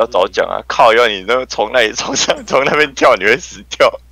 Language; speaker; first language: Chinese; native; Chinese